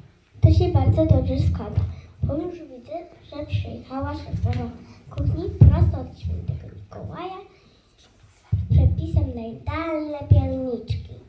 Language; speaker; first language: Polish; native; Polish